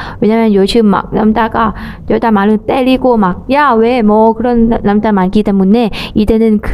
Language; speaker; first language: Korean; non-native, learner; Thai